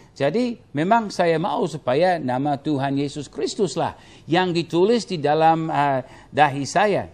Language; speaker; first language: Indonesian; non-native, fluent; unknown